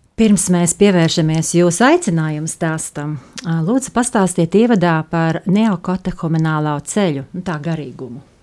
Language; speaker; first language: Latvian; native; Latvian